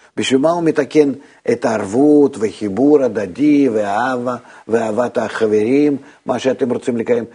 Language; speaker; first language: Hebrew; native; Hebrew